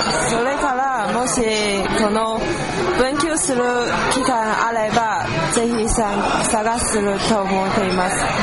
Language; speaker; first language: Japanese; non-native, learner; Chinese